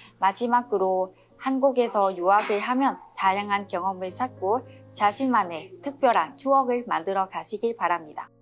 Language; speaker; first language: Korean; non-native, learner; Vietnamese